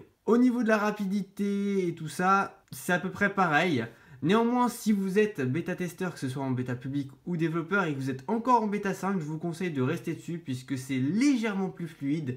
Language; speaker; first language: French; native; French